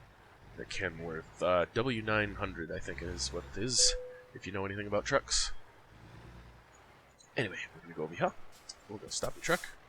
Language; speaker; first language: English; native; English